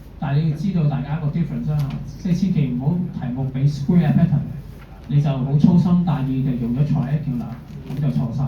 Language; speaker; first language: Cantonese; native; Cantonese